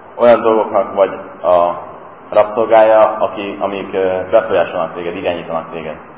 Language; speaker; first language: Hungarian; native; Hungarian